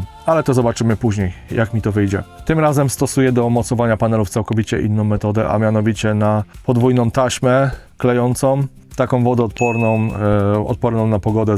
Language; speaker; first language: Polish; native; Polish